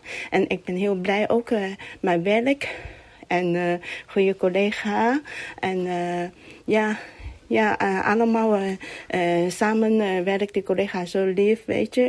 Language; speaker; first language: Dutch; non-native, learner; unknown